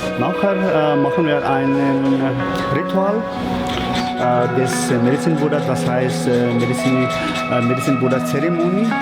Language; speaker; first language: German; non-native, fluent; Tibetan